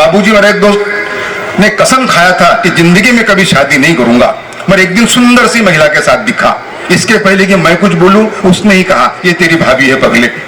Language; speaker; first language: Hindi; non-native, local second language; Telugu